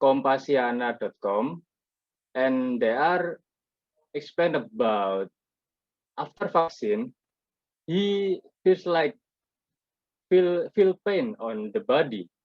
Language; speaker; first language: English; non-native, learner; Indonesian